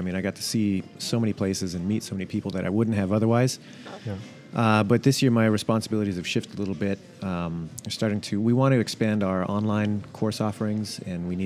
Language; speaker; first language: English; native; English